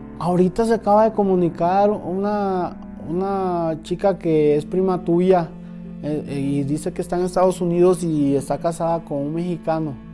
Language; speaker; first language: Spanish; native; Spanish